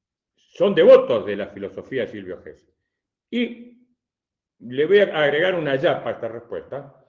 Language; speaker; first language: Spanish; native; Spanish